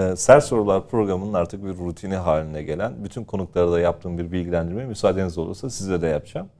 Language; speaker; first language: Turkish; native; Turkish